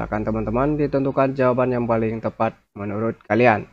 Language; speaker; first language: Indonesian; native; Indonesian